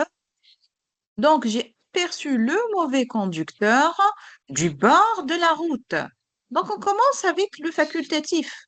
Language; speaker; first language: French; non-native, local second language; Arabic